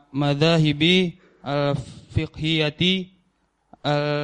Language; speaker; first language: Arabic; non-native, learner; Indonesian